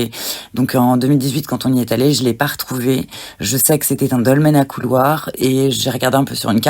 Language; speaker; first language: French; native; French